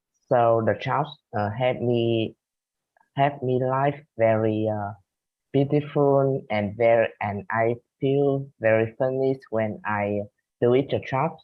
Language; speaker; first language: English; non-native, learner; Vietnamese